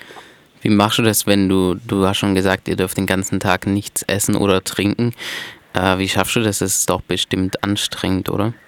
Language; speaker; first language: German; native; German